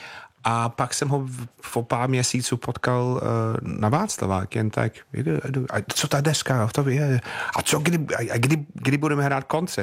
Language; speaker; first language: Czech; non-native, fluent; English